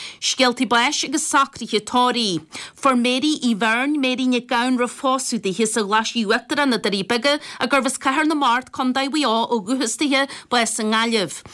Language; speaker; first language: Irish; native; Irish